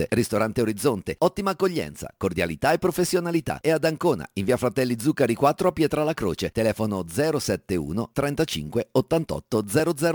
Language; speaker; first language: Italian; native; Italian